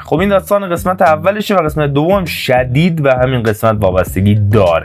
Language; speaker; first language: Persian; native; Persian